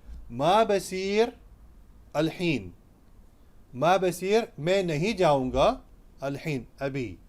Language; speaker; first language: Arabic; non-native, fluent; Urdu